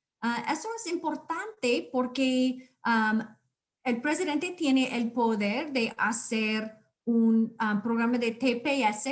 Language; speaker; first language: Spanish; non-native, fluent; English